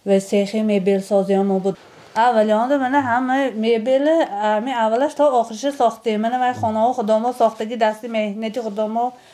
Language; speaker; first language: Tajik; native; Tajik